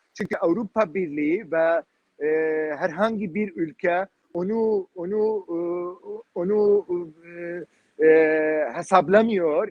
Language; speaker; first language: Turkish; non-native, learner; Kurdish